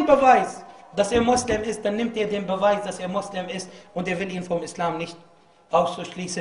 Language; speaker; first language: German; non-native, fluent; Arabic